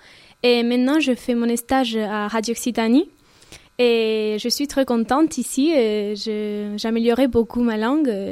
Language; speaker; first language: French; non-native, fluent; Spanish